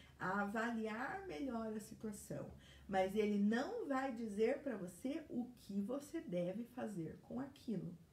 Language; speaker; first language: Portuguese; native; Portuguese